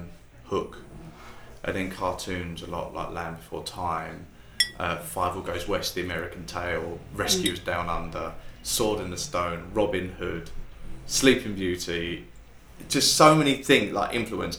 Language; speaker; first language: English; native; English